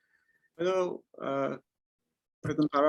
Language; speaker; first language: Spanish; non-native, learner; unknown